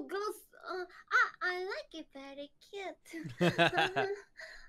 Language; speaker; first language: English; non-native, learner; Korean